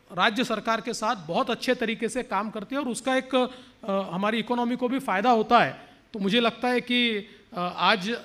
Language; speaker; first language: Hindi; non-native, local second language; Marathi